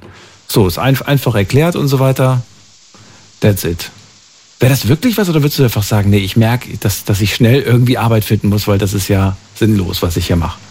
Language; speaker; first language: German; native; German